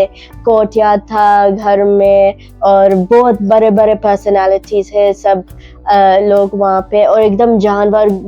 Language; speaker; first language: Hindi; early bilingual, heritage; English